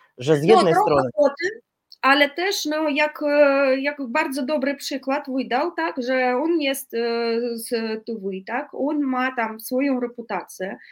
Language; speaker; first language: Polish; non-native, fluent; Russian